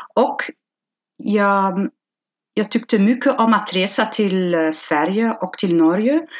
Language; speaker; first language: Swedish; non-native, learner; Dutch